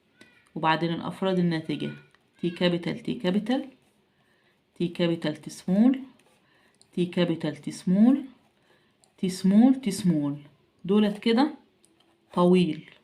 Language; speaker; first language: Arabic; native; Arabic